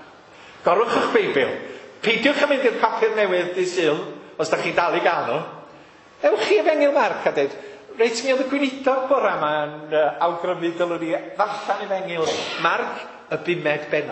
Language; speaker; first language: Welsh; native; Welsh